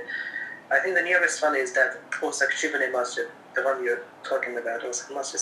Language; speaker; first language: English; non-native, local second language; Japanese